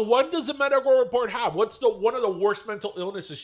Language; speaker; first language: English; native; English